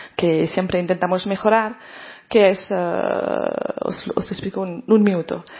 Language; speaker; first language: Spanish; non-native, fluent; French